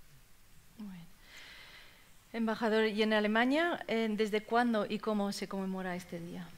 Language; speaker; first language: Spanish; native; Spanish